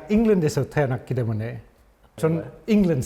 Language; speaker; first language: Korean; non-native, fluent; English